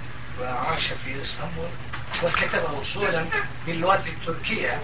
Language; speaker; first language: Arabic; non-native, fluent; Turkish